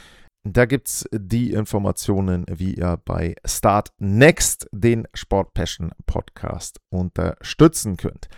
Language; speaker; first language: German; native; German